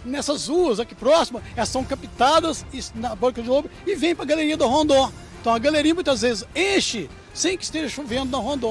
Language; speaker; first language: Portuguese; native; Portuguese